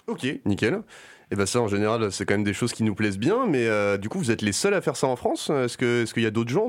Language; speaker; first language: French; native; French